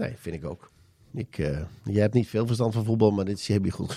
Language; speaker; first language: Dutch; native; Dutch